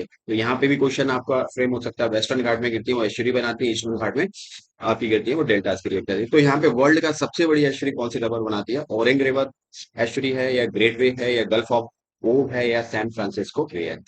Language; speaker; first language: Hindi; native; Hindi